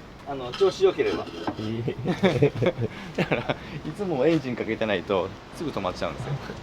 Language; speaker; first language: Japanese; native; Japanese